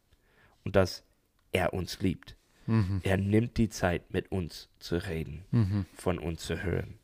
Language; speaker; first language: German; non-native, fluent; English